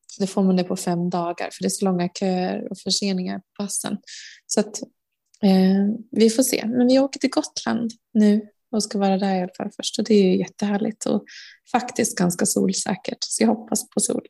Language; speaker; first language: Swedish; native; Swedish